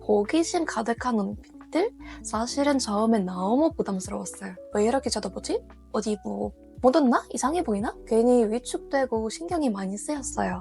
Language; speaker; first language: Korean; non-native, fluent; Russian